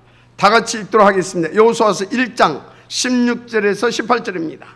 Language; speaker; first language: Korean; native; Korean